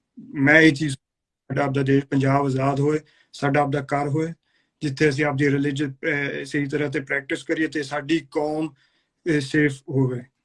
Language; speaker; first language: Punjabi; early bilingual, heritage; Punjabi